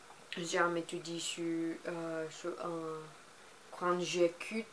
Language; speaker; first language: French; non-native, learner; Portuguese